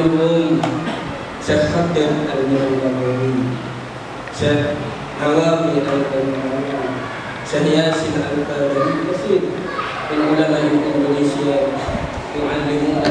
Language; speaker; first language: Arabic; non-native, learner; Indonesian